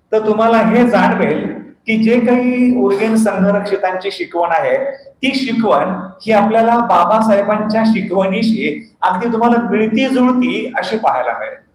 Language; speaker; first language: Marathi; non-native, fluent; English